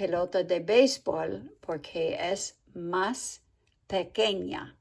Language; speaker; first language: Spanish; non-native, fluent; English